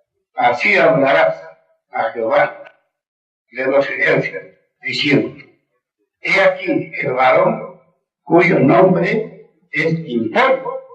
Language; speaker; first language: Spanish; non-native, local second language; Quechua